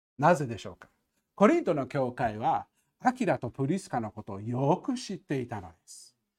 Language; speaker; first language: Japanese; non-native, fluent; English